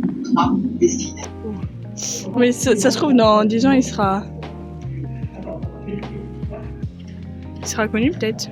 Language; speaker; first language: French; native; French